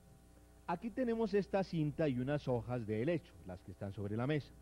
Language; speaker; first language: Spanish; native; Spanish